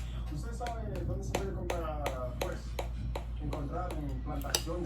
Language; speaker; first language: Spanish; non-native, learner; English